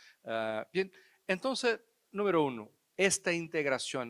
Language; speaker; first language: Spanish; non-native, fluent; Portuguese